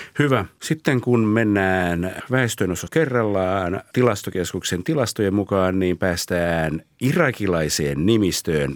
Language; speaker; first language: Finnish; native; Finnish